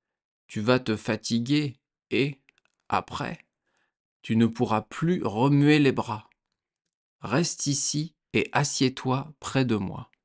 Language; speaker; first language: French; native; French